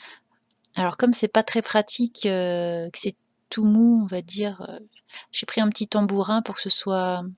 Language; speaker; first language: French; native; French